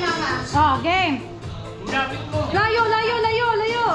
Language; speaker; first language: English; non-native, local second language; Filipino